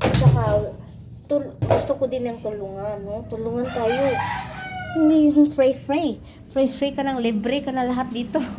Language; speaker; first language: Filipino; non-native, local second language; Cebuano